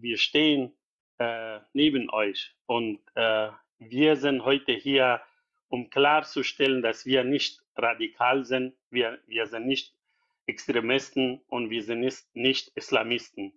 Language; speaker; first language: German; non-native, fluent; Persian